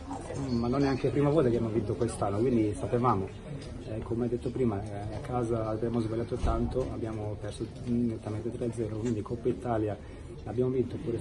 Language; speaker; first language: Italian; non-native, fluent; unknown